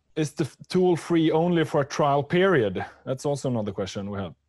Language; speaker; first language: English; non-native, fluent; Swedish